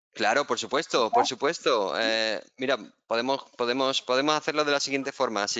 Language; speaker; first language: Spanish; native; Spanish